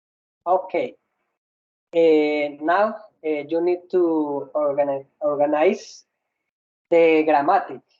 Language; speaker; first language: English; non-native, learner; Spanish